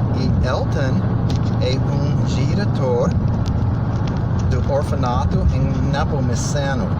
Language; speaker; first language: Portuguese; non-native, fluent; English